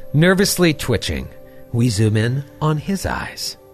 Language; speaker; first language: English; native; English